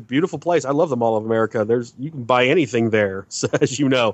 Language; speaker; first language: English; native; English